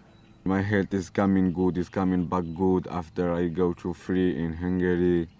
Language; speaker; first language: English; non-native, learner; Arabic